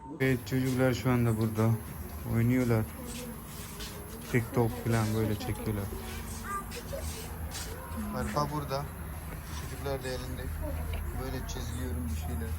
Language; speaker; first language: Turkish; non-native, learner; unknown